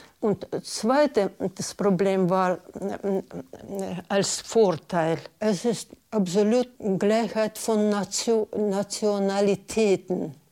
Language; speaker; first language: German; non-native, learner; Russian